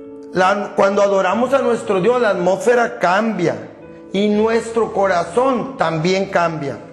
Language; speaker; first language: Spanish; native; Spanish